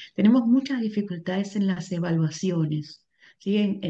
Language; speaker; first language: Spanish; native; Spanish